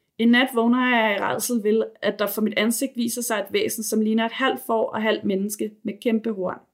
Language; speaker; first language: Danish; native; Danish